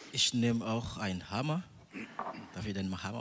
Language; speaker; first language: German; non-native, fluent; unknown